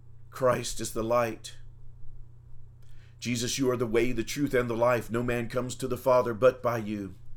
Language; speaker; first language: English; native; English